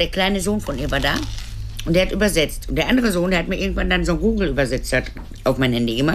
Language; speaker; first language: German; native; German